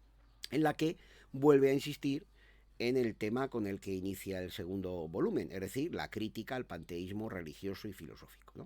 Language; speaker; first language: Spanish; native; Spanish